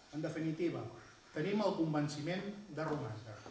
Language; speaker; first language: Catalan; native; Catalan